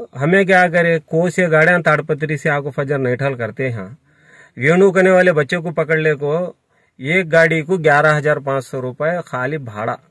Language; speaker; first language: Hindi; non-native, local second language; Urdu